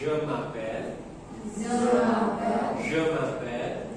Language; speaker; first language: French; non-native, fluent; Indonesian